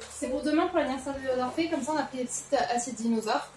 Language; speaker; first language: French; native; French